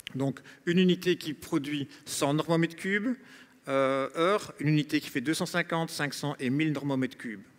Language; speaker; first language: French; native; French